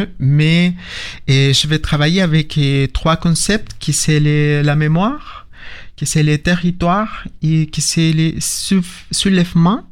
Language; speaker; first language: French; non-native, learner; Spanish